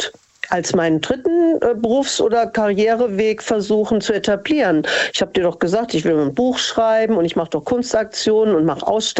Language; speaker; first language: German; native; German